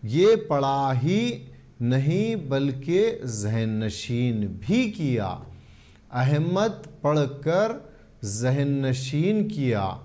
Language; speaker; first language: Urdu; native; Urdu